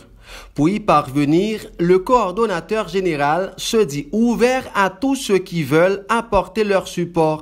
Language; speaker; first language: French; non-native, local second language; Haitian Creole